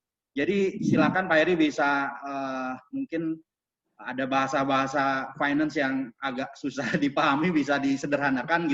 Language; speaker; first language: Indonesian; native; Indonesian